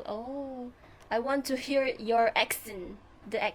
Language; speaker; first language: English; non-native, fluent; Malay